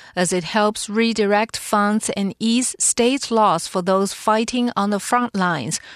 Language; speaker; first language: English; non-native, fluent; Chinese